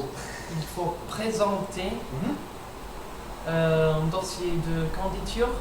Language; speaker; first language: French; non-native, learner; English